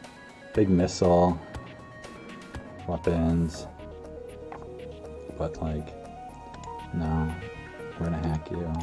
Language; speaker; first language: English; native; English